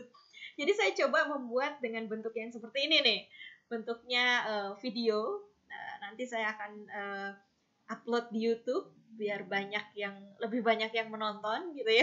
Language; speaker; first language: Indonesian; native; Indonesian